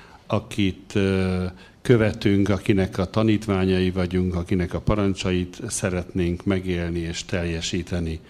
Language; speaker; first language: Hungarian; native; Hungarian